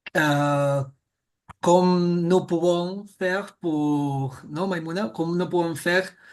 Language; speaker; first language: French; non-native, fluent; Catalan